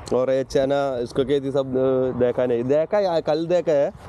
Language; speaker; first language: Hindi; non-native, local second language; Malayalam